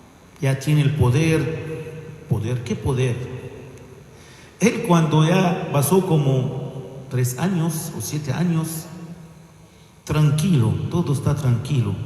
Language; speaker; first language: Spanish; non-native, fluent; Arabic